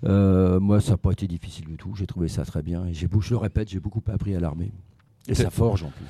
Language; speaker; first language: French; native; French